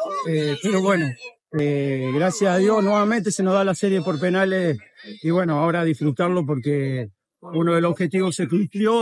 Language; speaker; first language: Spanish; native; Spanish